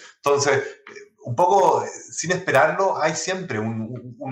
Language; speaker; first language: Spanish; non-native, local second language; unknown